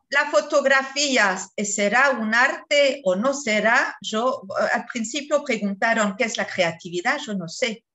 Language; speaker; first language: Spanish; non-native, fluent; French